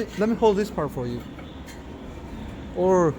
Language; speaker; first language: English; non-native, learner; Chinese